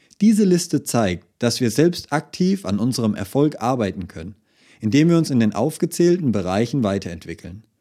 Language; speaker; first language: German; native; German